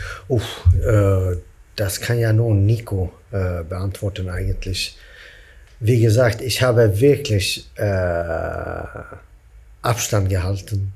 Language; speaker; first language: German; non-native, fluent; Swedish